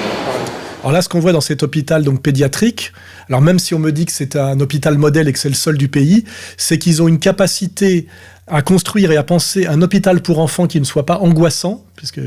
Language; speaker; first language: French; native; French